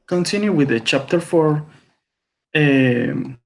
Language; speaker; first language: English; non-native, learner; Spanish